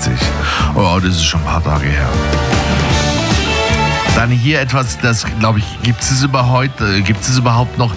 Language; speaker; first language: German; non-native, local second language; Luxembourgish